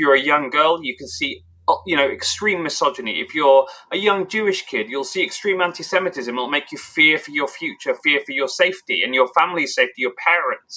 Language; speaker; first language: English; native; English